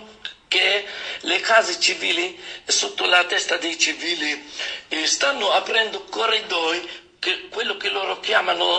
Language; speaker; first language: Italian; non-native, fluent; Arabic